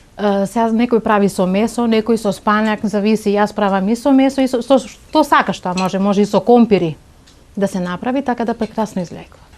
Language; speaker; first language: Macedonian; non-native, local second language; Romany